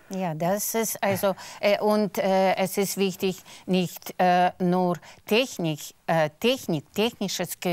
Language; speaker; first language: German; non-native, fluent; Russian